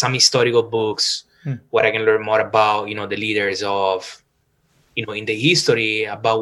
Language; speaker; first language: English; non-native, fluent; Italian